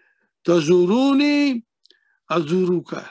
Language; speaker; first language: Arabic; non-native, fluent; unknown